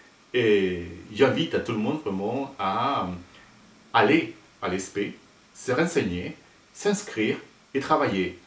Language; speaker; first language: French; non-native, fluent; Spanish